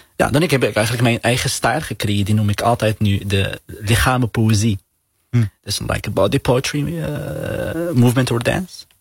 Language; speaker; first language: Dutch; non-native, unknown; Arabic